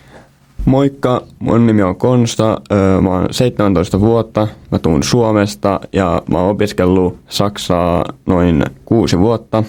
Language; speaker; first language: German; non-native, fluent; Finnish